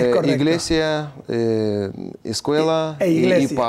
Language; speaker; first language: Spanish; non-native, fluent; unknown